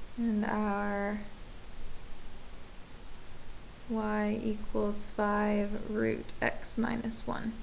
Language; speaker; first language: English; native; English